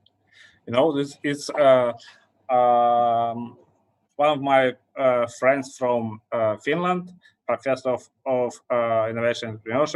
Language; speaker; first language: English; non-native, fluent; Russian